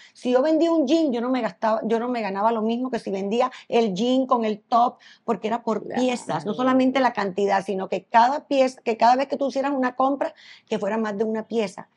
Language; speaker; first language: Spanish; native; Spanish